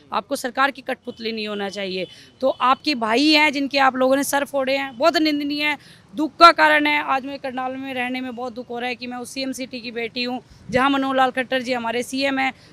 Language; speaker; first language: Hindi; native; Hindi